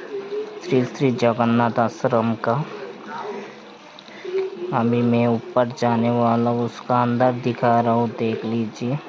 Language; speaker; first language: Hindi; non-native, local second language; Bangla